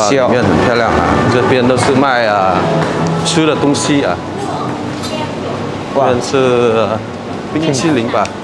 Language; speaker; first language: Chinese; non-native, learner; Vietnamese